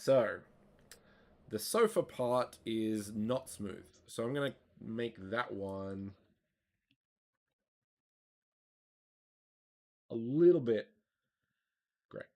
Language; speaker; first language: English; native; English